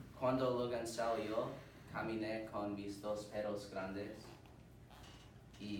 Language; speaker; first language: Spanish; non-native, learner; English